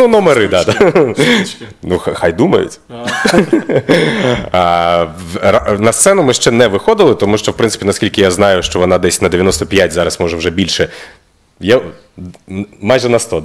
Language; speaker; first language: Ukrainian; native; Ukrainian